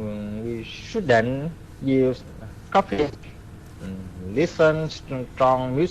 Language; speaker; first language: English; non-native, learner; Vietnamese